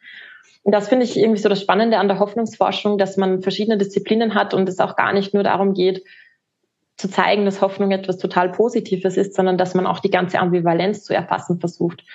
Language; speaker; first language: German; native; German